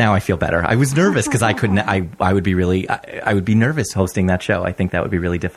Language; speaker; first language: English; native; English